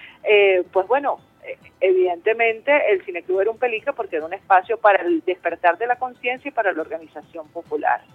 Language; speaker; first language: Spanish; native; Spanish